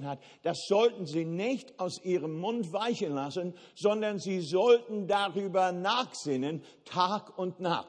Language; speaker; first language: German; non-native, fluent; English